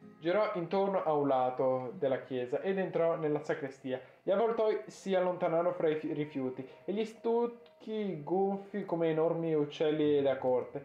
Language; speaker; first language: Italian; native; Italian